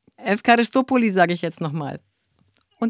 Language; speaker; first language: German; native; German